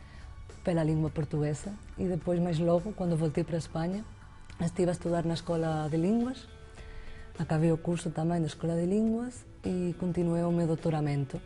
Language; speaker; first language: Portuguese; non-native, fluent; Spanish